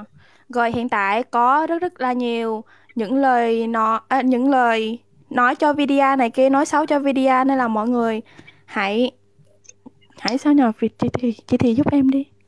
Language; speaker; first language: Vietnamese; non-native, fluent; Malay